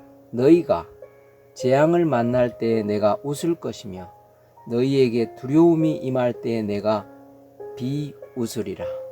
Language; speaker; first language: Korean; native; Korean